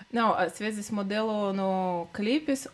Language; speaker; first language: Portuguese; non-native, fluent; Russian